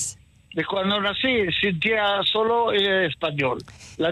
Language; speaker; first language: Spanish; early bilingual, heritage; Ladino